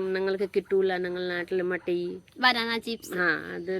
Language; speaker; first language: Malayalam; non-native, local second language; Hindi